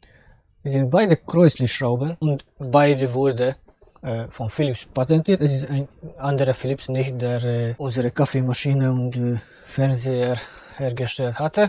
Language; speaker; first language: German; non-native, fluent; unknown